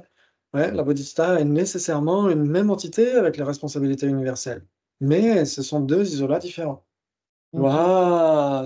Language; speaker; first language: French; native; French